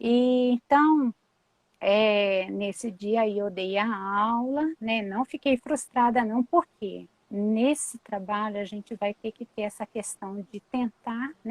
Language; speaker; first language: Portuguese; native; Portuguese